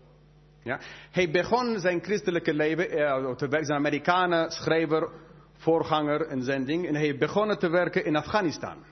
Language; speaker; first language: Dutch; non-native, fluent; English